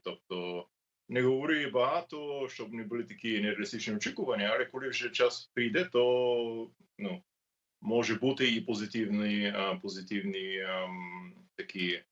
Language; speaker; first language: Ukrainian; non-native, learner; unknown